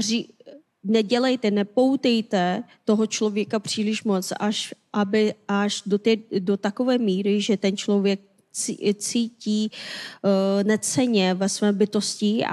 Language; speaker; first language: Czech; non-native, fluent; Korean